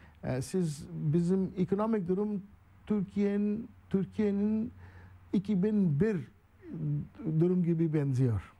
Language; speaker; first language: Turkish; non-native, learner; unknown